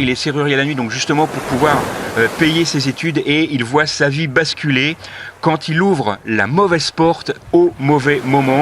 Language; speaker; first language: French; native; French